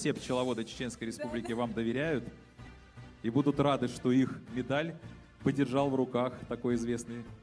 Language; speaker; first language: Russian; native; Russian